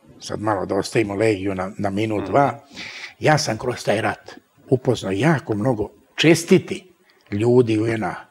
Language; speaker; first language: Serbian; native; Serbian